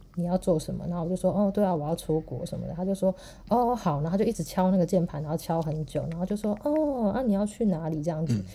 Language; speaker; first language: Chinese; native; Chinese